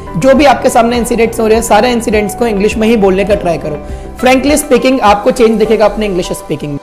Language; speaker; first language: Hindi; native; Hindi